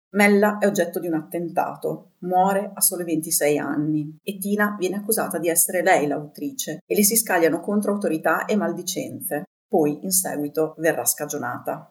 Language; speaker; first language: Italian; native; Italian